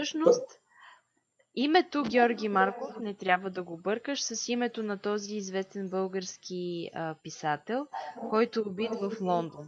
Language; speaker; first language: Bulgarian; native; Bulgarian